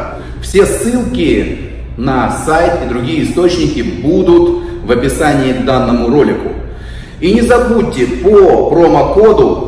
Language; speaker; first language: Russian; native; Russian